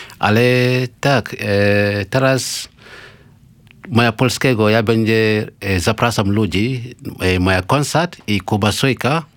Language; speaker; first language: Polish; non-native, learner; Mandingo